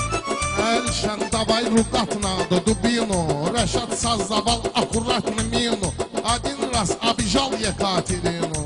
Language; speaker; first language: Russian; non-native, learner; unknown